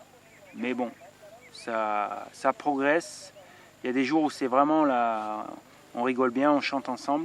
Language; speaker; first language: French; native; French